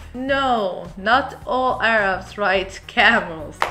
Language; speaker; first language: English; non-native, fluent; Arabic